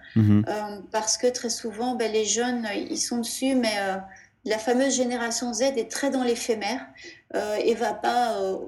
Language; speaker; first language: French; native; French